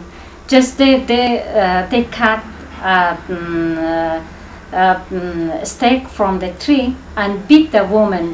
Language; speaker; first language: English; non-native, learner; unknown